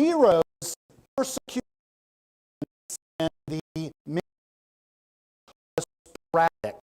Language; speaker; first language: English; native; English